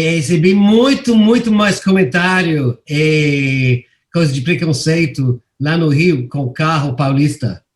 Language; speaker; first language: Portuguese; non-native, fluent; English